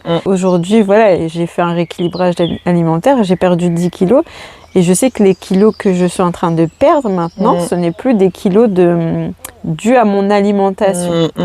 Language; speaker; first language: French; native; French